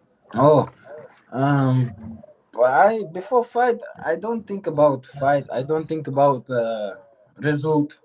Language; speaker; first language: English; non-native, learner; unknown